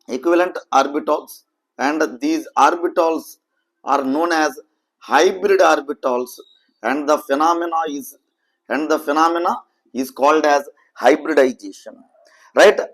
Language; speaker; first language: English; non-native, local second language; Telugu